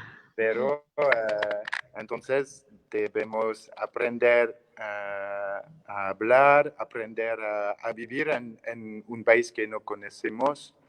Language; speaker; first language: Spanish; non-native, learner; French